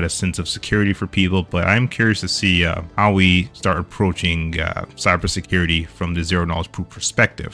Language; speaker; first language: English; native; English